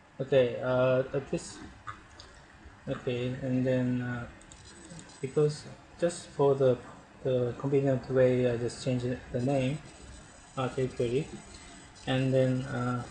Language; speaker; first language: English; non-native, learner; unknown